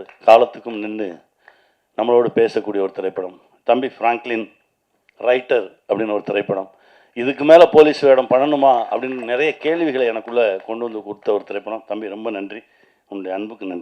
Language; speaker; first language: Tamil; native; Tamil